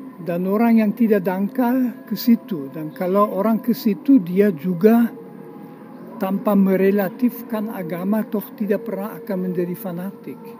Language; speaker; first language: Indonesian; non-native, fluent; German